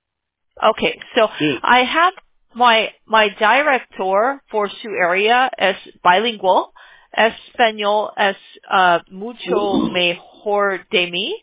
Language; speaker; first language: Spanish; non-native, learner; English